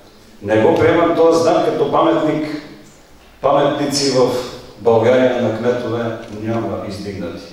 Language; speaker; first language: Bulgarian; native; Bulgarian